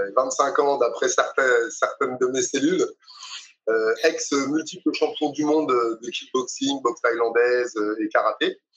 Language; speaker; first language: French; native; French